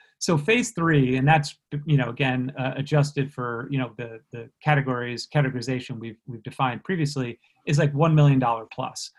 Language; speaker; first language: English; native; English